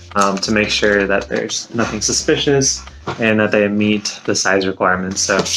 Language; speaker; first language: English; native; English